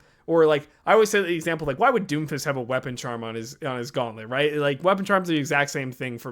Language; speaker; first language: English; native; English